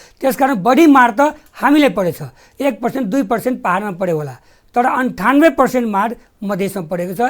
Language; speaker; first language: Nepali; non-native, local second language; Bhojpuri